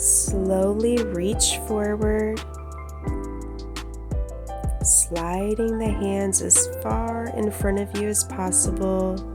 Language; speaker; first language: English; native; English